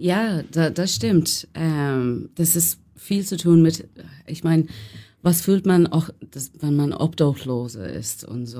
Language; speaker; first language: German; non-native, learner; English